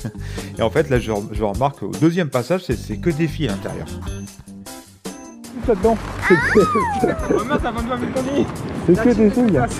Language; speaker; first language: French; native; French